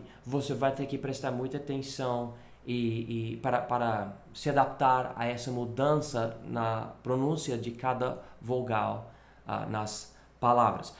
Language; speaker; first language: Portuguese; non-native, fluent; English